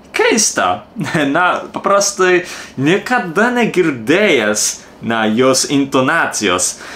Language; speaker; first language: Lithuanian; non-native, learner; Japanese